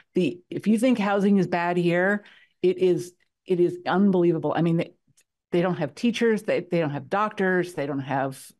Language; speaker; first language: English; native; English